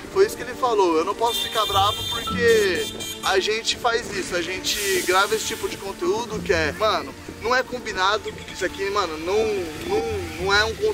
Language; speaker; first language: Portuguese; native; Portuguese